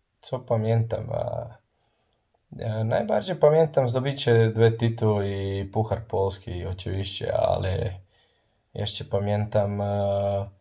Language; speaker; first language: Polish; non-native, learner; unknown